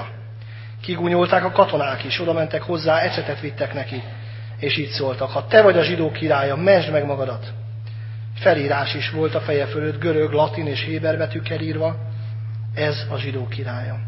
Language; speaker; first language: Hungarian; native; Hungarian